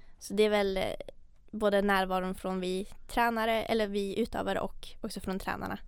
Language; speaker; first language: Swedish; native; Swedish